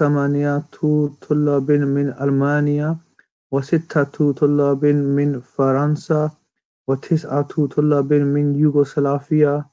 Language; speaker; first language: Arabic; non-native, learner; English